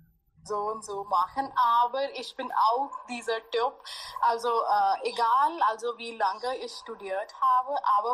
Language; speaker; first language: German; non-native, learner; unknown